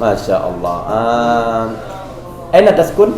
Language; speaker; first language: Arabic; non-native, fluent; Indonesian